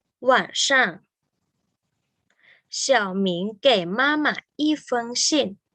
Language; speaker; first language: Chinese; non-native, fluent; Thai